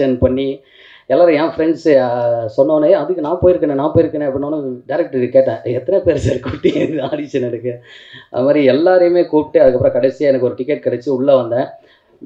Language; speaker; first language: Tamil; native; Tamil